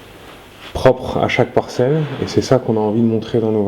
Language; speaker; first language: French; native; French